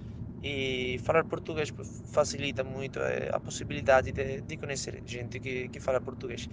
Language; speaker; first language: Portuguese; non-native, fluent; Spanish